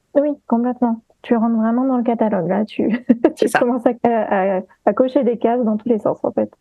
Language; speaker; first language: French; native; French